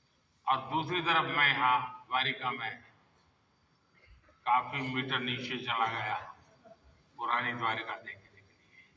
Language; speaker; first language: Hindi; native; Hindi